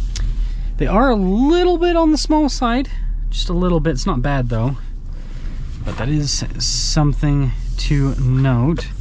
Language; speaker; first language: English; native; English